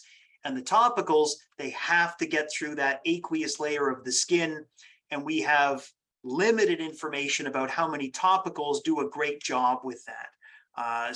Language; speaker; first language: English; native; English